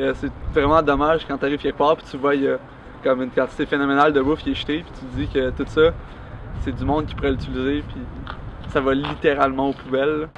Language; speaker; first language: French; native; French